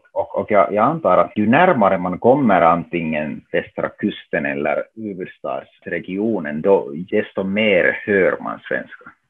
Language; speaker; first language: Swedish; non-native, local second language; Finnish